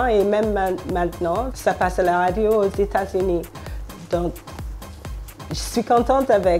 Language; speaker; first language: French; non-native, fluent; English